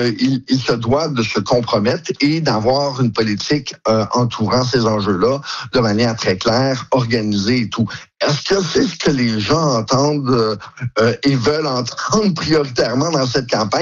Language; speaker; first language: French; native; French